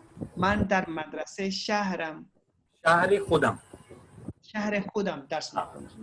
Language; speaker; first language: Persian; non-native, learner; Urdu